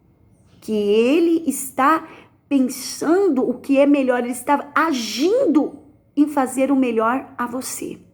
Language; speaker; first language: Portuguese; native; Portuguese